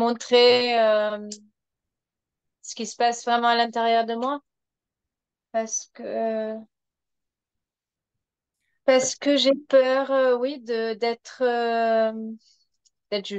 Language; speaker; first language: French; non-native, fluent; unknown